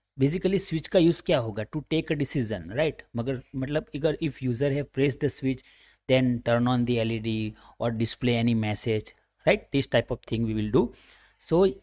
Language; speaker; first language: Hindi; native; Hindi